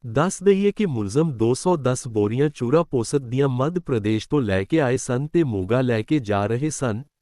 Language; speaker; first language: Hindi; non-native, local second language; Punjabi